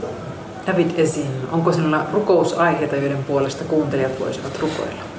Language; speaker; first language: Finnish; native; Finnish